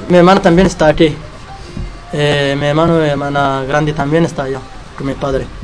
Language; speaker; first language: Spanish; non-native, learner; Arabic